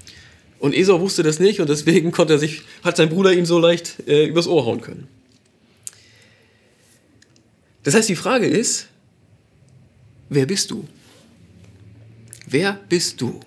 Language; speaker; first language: German; native; German